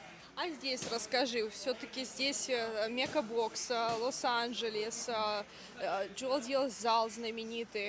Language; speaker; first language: Russian; native; Russian